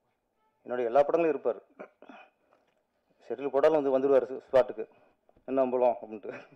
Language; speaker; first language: Tamil; native; Tamil